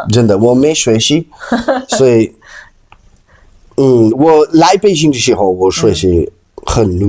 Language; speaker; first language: Chinese; non-native, learner; English